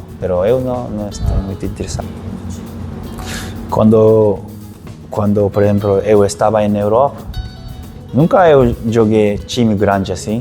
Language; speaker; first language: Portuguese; non-native, learner; Japanese